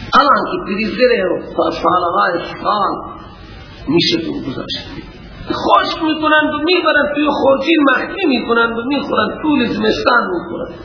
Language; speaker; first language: Persian; non-native, local second language; Baluchi